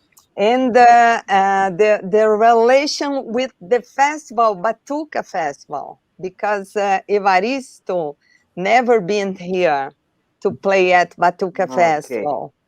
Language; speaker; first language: English; non-native, learner; Portuguese